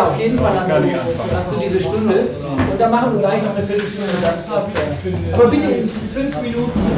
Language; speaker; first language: German; native; German